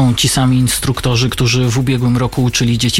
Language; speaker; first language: Polish; native; Polish